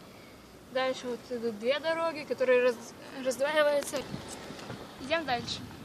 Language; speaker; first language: Russian; native; Russian